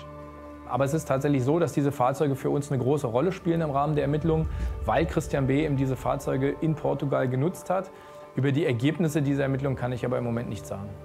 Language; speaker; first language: German; native; German